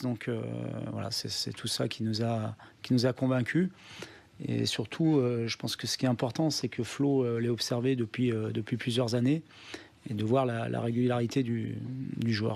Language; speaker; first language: French; native; French